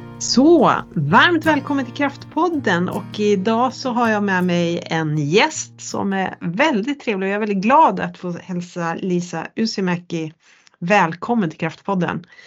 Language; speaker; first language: Swedish; native; Swedish